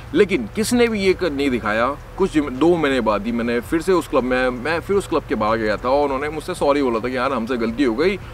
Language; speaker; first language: Hindi; native; Hindi